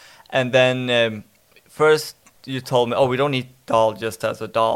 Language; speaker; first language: English; non-native, fluent; Swedish